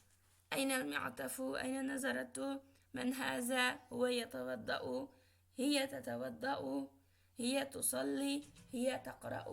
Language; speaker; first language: Arabic; non-native, fluent; Uyghur